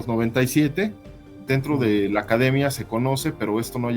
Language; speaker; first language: Spanish; native; Spanish